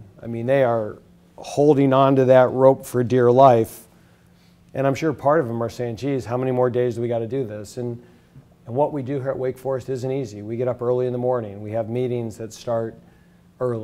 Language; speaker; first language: English; native; English